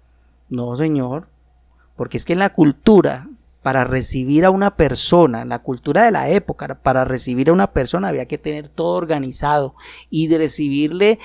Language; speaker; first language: Spanish; native; Spanish